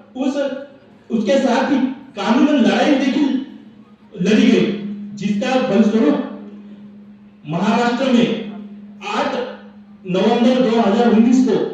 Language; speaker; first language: Hindi; non-native, local second language; Marathi